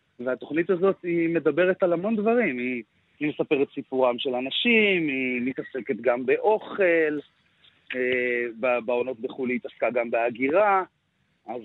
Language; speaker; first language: Hebrew; native; Hebrew